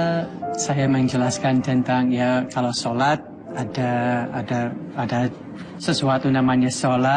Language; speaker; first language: Indonesian; non-native, fluent; English